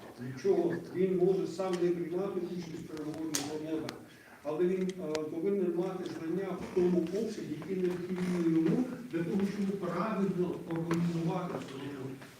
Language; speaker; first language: Ukrainian; non-native, local second language; Russian